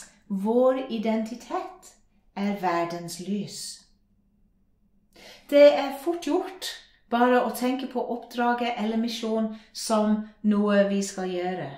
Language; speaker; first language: Norwegian; non-native, fluent; English